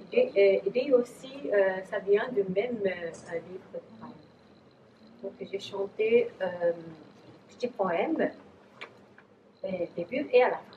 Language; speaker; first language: French; non-native, learner; Japanese